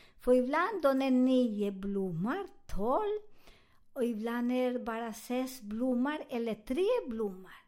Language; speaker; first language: Swedish; non-native, learner; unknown